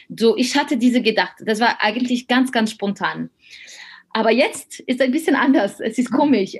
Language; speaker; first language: German; non-native, fluent; French